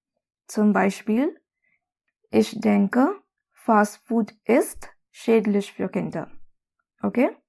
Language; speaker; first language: German; non-native, fluent; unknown